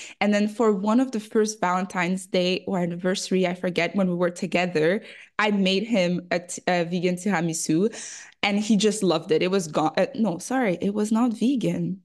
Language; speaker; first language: English; early bilingual, other home language; French